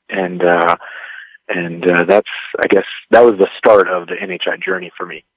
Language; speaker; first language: English; early bilingual, other home language; Spanish